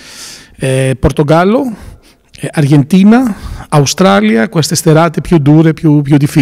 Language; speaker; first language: Italian; non-native, learner; Greek